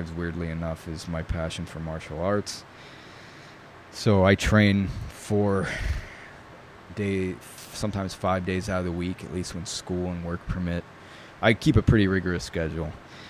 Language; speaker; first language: English; early bilingual, other home language; Italian